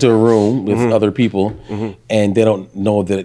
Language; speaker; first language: English; native; English